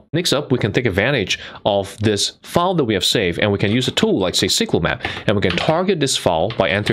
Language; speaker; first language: English; non-native, fluent; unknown